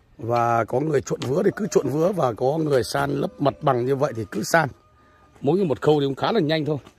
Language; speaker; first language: Vietnamese; non-native, local second language; Hmong